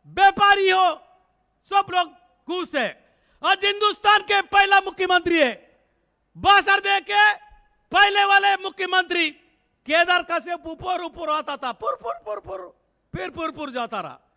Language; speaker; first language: Hindi; native; Hindi